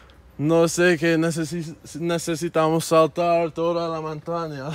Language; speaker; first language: Spanish; non-native, learner; English